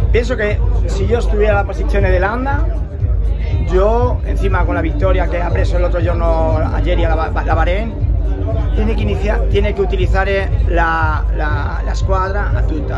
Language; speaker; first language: Italian; non-native, learner; Spanish